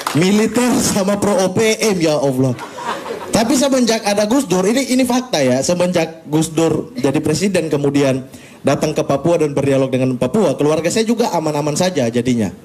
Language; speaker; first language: Indonesian; native; Indonesian